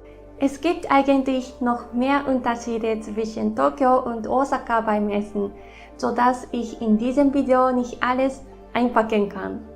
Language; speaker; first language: German; non-native, fluent; Japanese